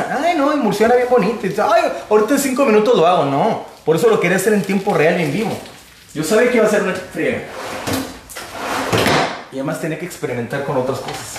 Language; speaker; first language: Spanish; native; Spanish